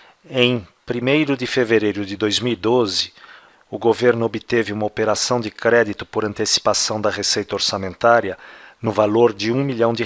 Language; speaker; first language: Portuguese; native; Portuguese